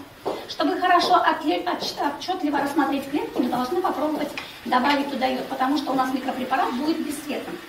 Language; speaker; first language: Russian; native; Russian